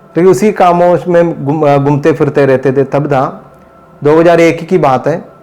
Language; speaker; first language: Hindi; non-native, local second language; Malayalam